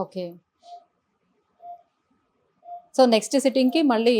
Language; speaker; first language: Telugu; native; Telugu